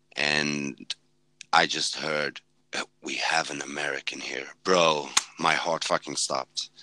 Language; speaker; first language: English; early bilingual, heritage; Swedish